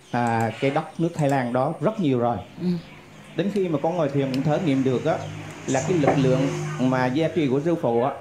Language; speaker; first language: Vietnamese; native; Vietnamese